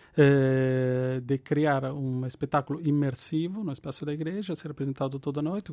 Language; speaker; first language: Portuguese; non-native, fluent; Italian